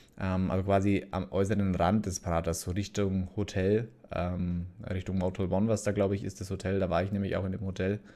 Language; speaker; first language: German; native; German